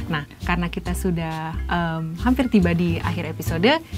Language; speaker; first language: Indonesian; native; Indonesian